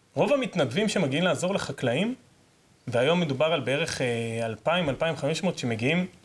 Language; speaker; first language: Hebrew; native; Hebrew